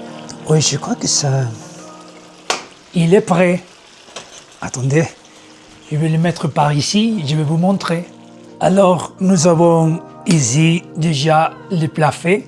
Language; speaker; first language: French; non-native, learner; Spanish